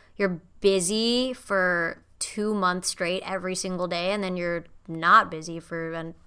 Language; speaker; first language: English; non-native, fluent; Indonesian